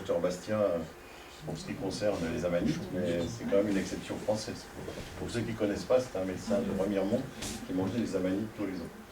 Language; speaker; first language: French; native; French